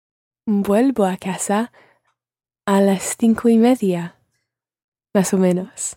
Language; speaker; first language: Spanish; non-native, learner; English